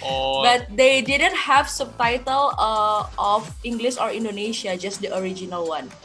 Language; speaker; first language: English; non-native, learner; Indonesian